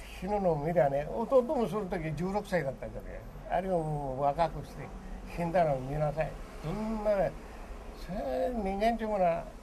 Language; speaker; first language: Japanese; early bilingual, other home language; Korean